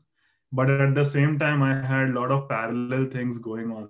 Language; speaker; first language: English; non-native, local second language; Marathi